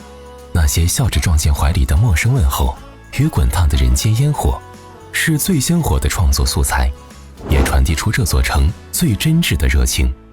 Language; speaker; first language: Chinese; native; Chinese